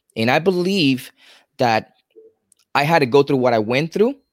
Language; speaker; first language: English; native; English